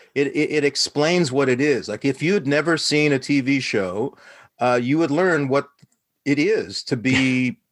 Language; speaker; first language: English; native; English